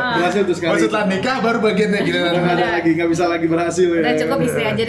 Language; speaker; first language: Indonesian; native; Indonesian